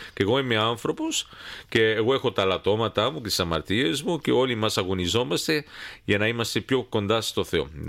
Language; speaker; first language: Greek; early bilingual, heritage; Greek